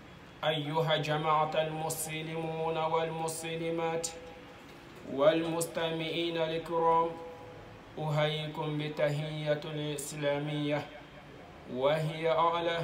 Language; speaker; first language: Arabic; non-native, fluent; Bambara